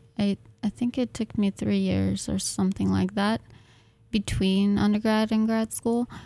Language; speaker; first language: English; non-native, fluent; Russian